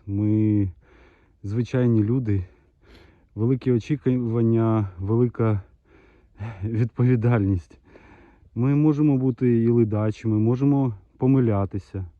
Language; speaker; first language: Ukrainian; non-native, local second language; Russian